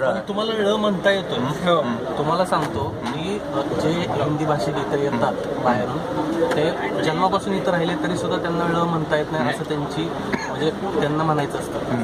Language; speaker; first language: Marathi; native; Marathi